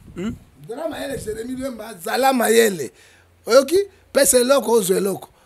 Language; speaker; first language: Lingala; native; Lingala